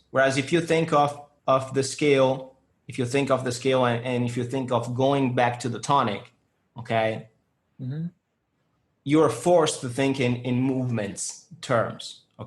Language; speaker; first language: English; non-native, fluent; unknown